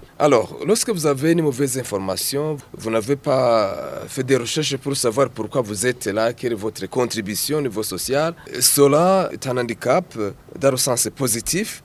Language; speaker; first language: French; non-native, local second language; Rundi